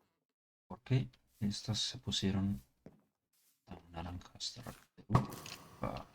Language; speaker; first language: Spanish; early bilingual, heritage; Spanish